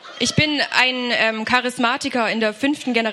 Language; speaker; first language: German; native; German